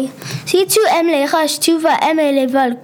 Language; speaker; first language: French; non-native, learner; English